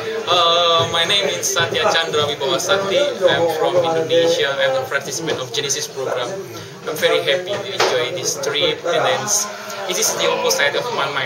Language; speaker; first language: English; non-native, learner; Indonesian